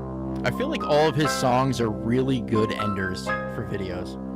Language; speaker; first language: English; native; English